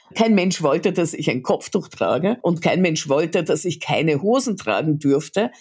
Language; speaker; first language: German; early bilingual, other home language; Russian